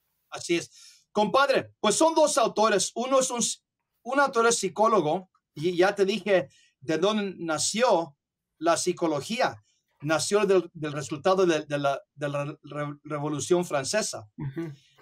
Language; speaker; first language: Spanish; early bilingual, other home language; English